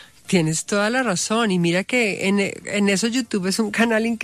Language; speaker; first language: Spanish; native; Spanish